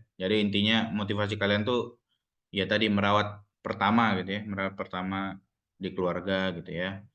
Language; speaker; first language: Indonesian; native; Indonesian